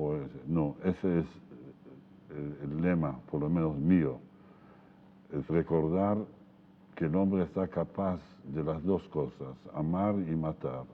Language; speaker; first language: Spanish; non-native, fluent; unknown